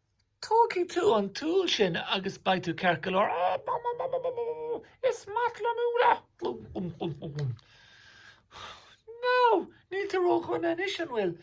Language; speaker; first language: Irish; non-native, local second language; English